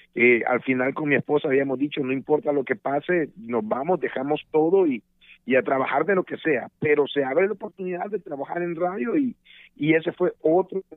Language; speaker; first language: Spanish; native; Spanish